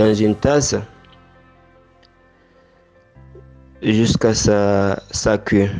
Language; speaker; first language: French; non-native, learner; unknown